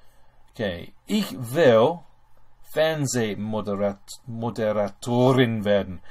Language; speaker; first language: German; non-native, fluent; English